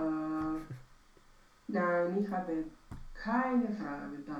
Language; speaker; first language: German; non-native, learner; Romanian